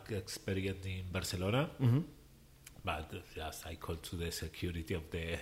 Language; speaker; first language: English; non-native, learner; Spanish